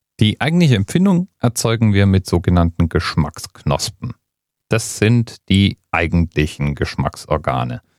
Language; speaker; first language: German; native; German